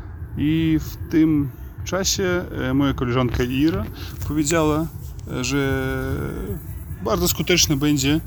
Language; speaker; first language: Polish; non-native, learner; Russian